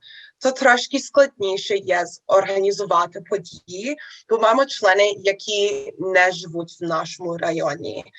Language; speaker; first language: Ukrainian; early bilingual, heritage; Ukrainian